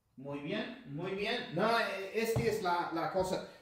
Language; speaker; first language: Spanish; non-native, learner; English